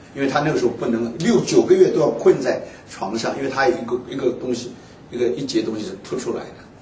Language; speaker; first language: Chinese; native; Chinese